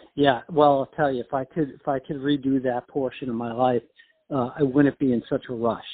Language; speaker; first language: English; native; English